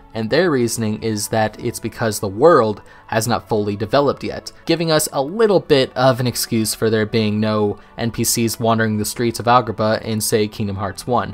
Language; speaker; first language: English; native; English